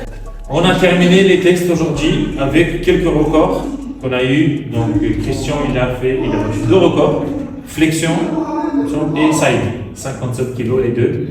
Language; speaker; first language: French; native; French